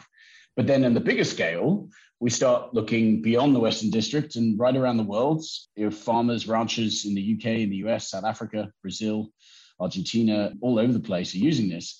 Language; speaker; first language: English; native; English